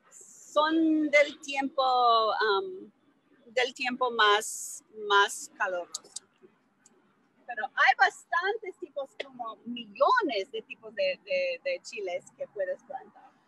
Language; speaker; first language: Spanish; non-native, fluent; English